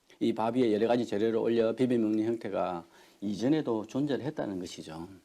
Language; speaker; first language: Korean; native; Korean